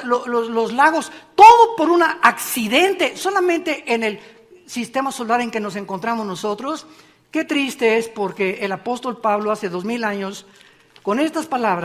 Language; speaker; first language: Spanish; native; Spanish